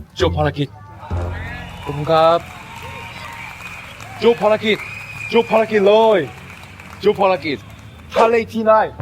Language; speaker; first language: Thai; non-native, learner; Korean